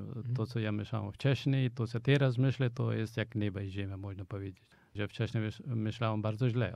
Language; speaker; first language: Polish; non-native, fluent; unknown